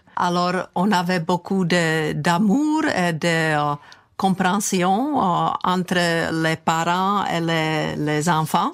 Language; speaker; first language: French; non-native, fluent; Czech